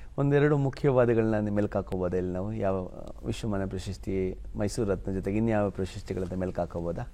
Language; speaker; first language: Kannada; native; Kannada